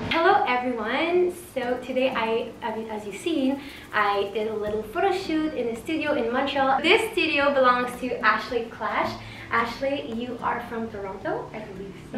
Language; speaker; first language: English; non-native, fluent; French